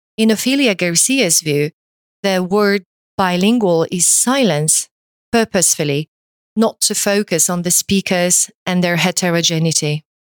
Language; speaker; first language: English; non-native, fluent; Polish